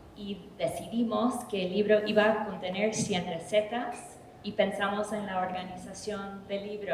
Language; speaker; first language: Spanish; early bilingual, heritage; English